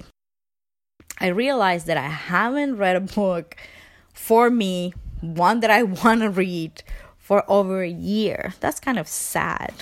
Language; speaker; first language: English; non-native, fluent; Spanish